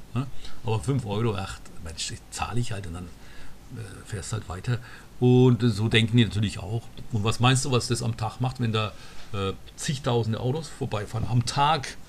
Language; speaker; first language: German; early bilingual, other home language; Turkish